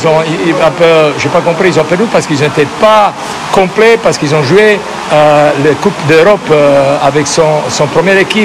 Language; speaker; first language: French; non-native, fluent; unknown